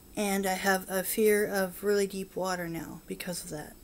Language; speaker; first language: English; native; English